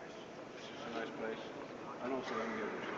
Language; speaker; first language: English; non-native, learner; Indonesian